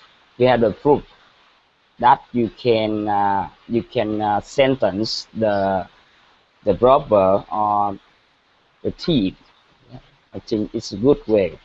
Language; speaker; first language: English; non-native, learner; Vietnamese